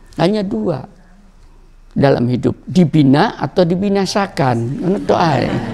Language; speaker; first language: Indonesian; native; Indonesian